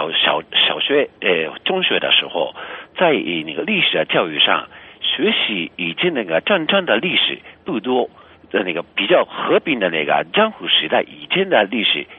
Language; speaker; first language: Chinese; non-native, fluent; Japanese